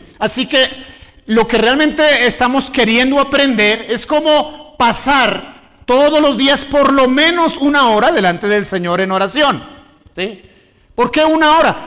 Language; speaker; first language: Spanish; native; Spanish